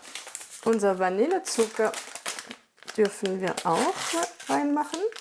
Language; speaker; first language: German; non-native, fluent; French